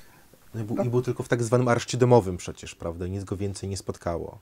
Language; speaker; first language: Polish; native; Polish